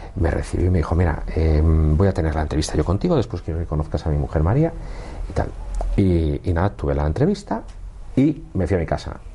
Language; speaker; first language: Spanish; native; Spanish